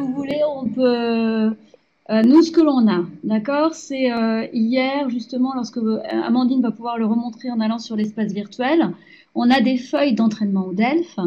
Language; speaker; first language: French; native; French